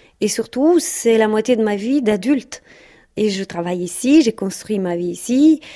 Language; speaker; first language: French; non-native, fluent; Italian